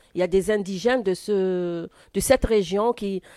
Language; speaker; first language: French; non-native, local second language; Arabic